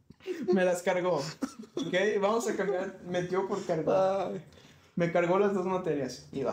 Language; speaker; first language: Spanish; native; Spanish